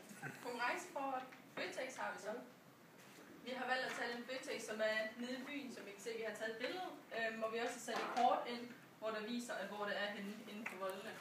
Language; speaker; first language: Danish; native; Danish